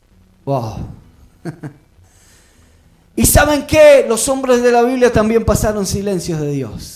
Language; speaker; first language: Spanish; native; Spanish